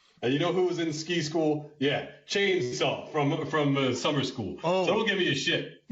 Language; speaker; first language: English; native; English